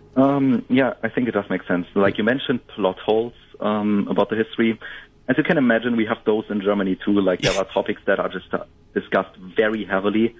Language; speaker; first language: English; non-native, fluent; German